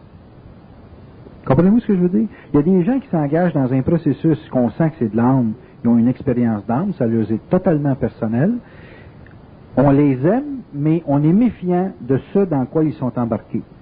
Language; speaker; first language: French; native; French